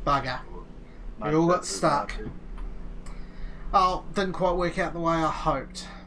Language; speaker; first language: English; native; English